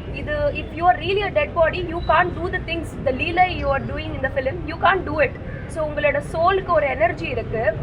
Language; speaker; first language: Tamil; non-native, learner; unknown